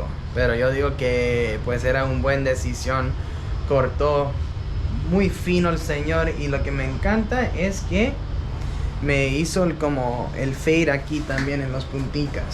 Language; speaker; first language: Spanish; early bilingual, heritage; Spanish